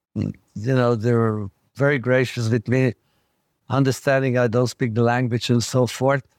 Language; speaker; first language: English; non-native, fluent; Slovak